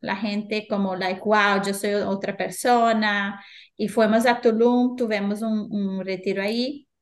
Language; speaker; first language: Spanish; non-native, fluent; Portuguese